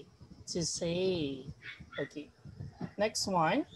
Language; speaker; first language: English; non-native, fluent; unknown